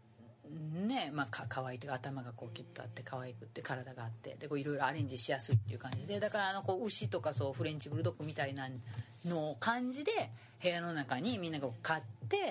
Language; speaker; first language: Japanese; native; Japanese